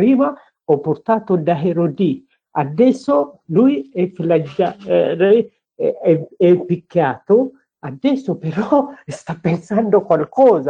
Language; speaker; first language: Italian; non-native, learner; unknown